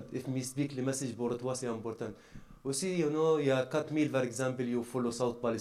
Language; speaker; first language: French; non-native, learner; Arabic